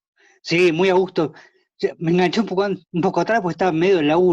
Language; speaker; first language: Spanish; native; Spanish